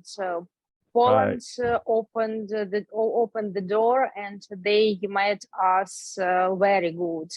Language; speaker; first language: English; non-native, learner; Ukrainian